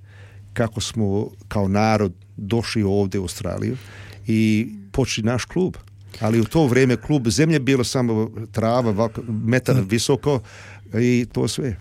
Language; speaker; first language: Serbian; early bilingual, heritage; Serbian